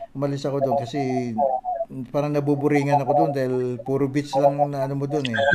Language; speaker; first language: Filipino; non-native, local second language; Cebuano